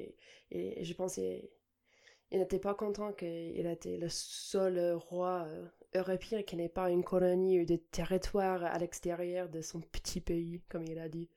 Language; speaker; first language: French; non-native, fluent; English